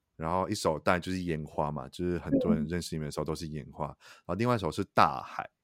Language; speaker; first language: Chinese; native; Chinese